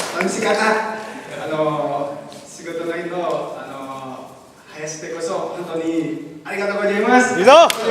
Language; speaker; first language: Japanese; non-native, learner; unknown